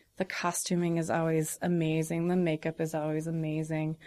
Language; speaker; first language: English; native; English